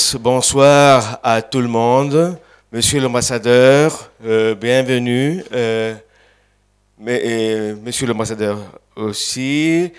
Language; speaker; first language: French; non-native, fluent; Greek